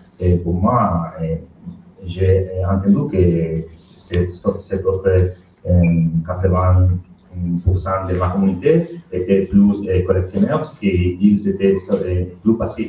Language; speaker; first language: French; non-native, learner; Spanish